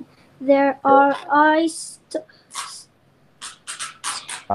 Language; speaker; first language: English; non-native, learner; Arabic